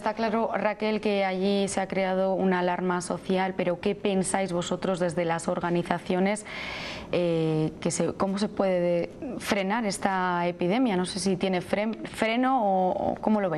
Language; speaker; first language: Spanish; native; Spanish